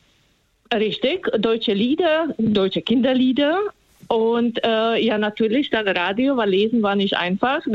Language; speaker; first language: German; non-native, fluent; Slovak